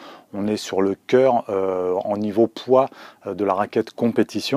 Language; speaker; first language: French; native; French